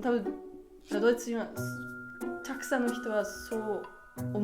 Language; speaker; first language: Japanese; non-native, learner; German